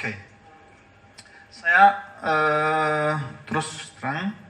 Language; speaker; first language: Indonesian; non-native, learner; Turkish